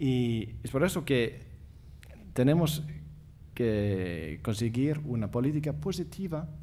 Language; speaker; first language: Spanish; non-native, fluent; English